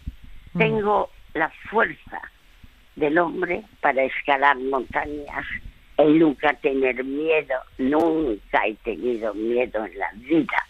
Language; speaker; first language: Spanish; early bilingual, other home language; French